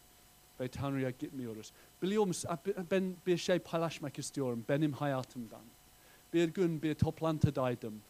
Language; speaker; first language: Turkish; non-native, fluent; English